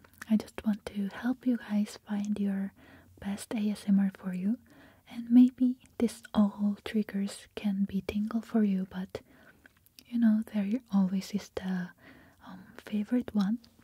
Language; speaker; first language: English; non-native, fluent; Korean